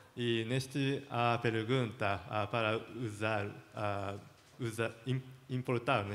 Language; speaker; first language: Portuguese; non-native, learner; Japanese